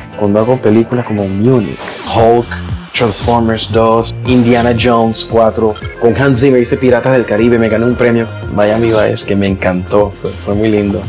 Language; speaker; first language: Spanish; early bilingual, other home language; Haitian Creole